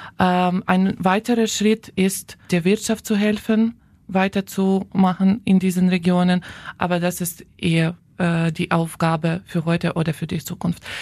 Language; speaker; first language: German; non-native, fluent; Ukrainian